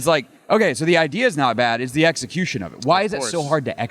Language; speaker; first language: English; native; English